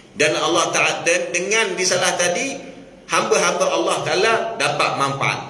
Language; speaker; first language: Malay; native; Malay